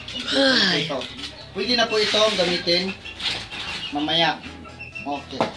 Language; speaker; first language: Filipino; non-native, local second language; Cebuano